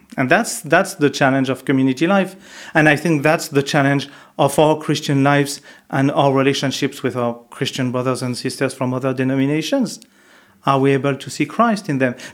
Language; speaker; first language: English; non-native, fluent; French